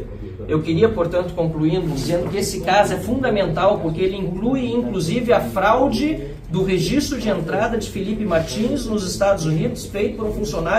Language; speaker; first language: Portuguese; native; Portuguese